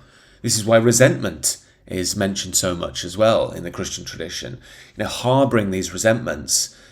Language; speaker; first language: English; native; English